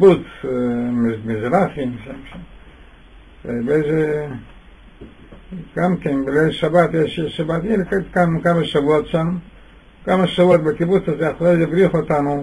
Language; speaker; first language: Hebrew; non-native, fluent; Yiddish